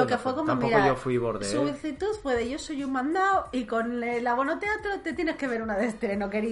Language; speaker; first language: Spanish; native; Spanish